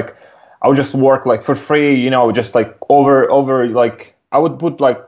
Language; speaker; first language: English; non-native, fluent; Ukrainian